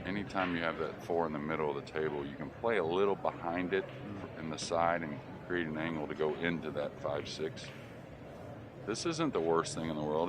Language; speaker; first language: English; native; English